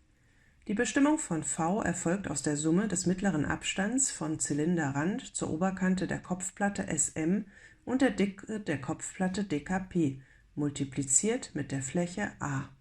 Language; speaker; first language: German; native; German